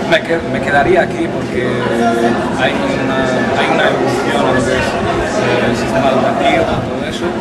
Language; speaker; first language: Spanish; non-native, local second language; Arabic